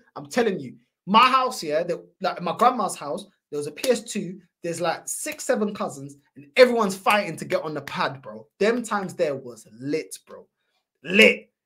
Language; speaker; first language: English; early bilingual, other home language; Portuguese